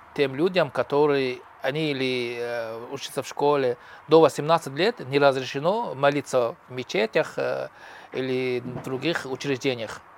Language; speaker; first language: Russian; non-native, local second language; Tajik